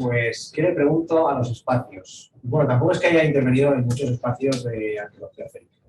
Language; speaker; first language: Spanish; native; Spanish